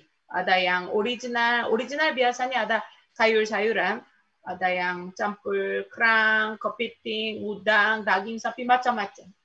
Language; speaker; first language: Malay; non-native, fluent; Korean